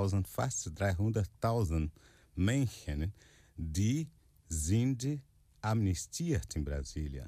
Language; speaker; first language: German; non-native, fluent; Portuguese